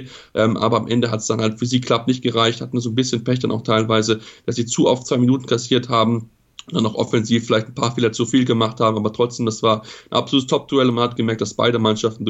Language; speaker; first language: German; native; German